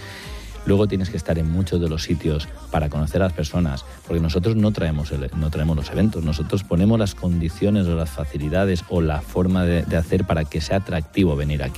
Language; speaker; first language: Spanish; native; Spanish